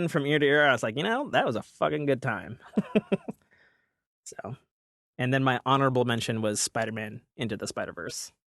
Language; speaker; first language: English; native; English